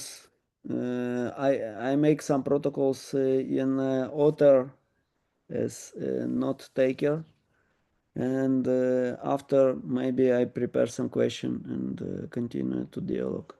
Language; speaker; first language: English; non-native, learner; Ukrainian